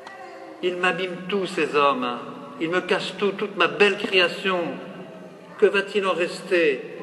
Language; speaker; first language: French; native; French